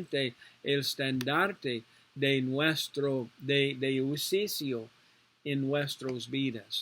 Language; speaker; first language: Spanish; non-native, learner; English